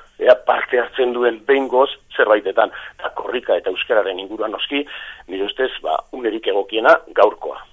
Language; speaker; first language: Basque; native; Basque